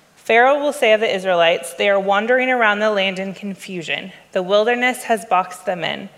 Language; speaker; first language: English; native; English